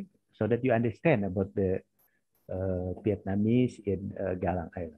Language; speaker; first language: English; non-native, learner; Indonesian